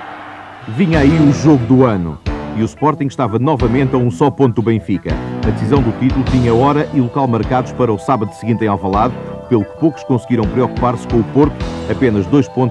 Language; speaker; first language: Portuguese; native; Portuguese